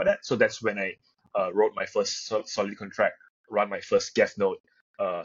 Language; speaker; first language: English; non-native, local second language; Chinese